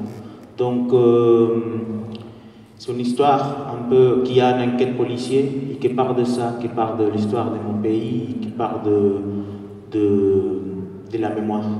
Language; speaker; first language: French; non-native, fluent; Spanish